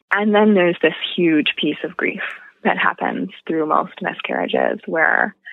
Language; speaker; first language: English; native; English